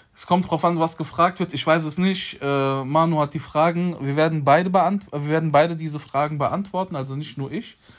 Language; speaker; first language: German; early bilingual, other home language; Polish